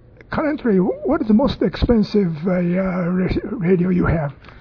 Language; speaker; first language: English; non-native, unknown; Japanese